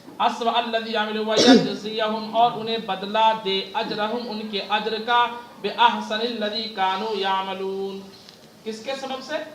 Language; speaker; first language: Urdu; native; Urdu